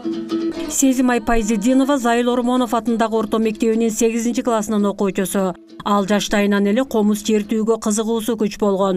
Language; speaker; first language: Kyrgyz; native; Kyrgyz